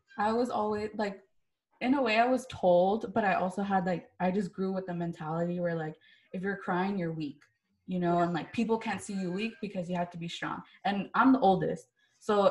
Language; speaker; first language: English; native; English